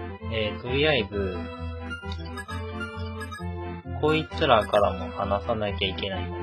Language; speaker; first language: Japanese; native; Japanese